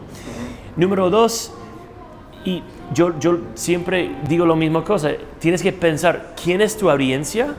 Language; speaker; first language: Spanish; non-native, fluent; English